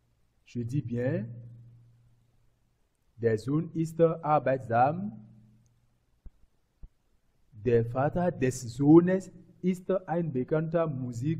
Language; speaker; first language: German; non-native, fluent; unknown